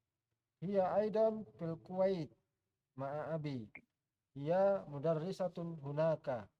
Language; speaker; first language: Arabic; non-native, learner; Indonesian